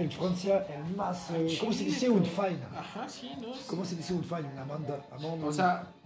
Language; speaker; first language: Spanish; non-native, learner; French